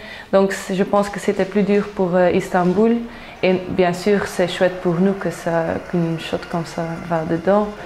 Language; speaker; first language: French; non-native, local second language; Dutch